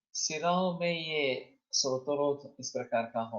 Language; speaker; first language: Hindi; non-native, local second language; Marathi